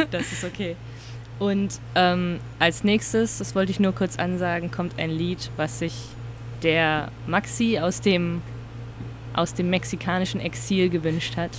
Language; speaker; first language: German; native; German